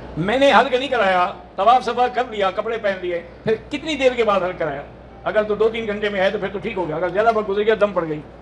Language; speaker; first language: Urdu; native; Urdu